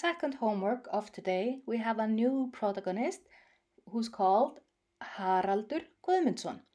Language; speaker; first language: English; non-native, fluent; Icelandic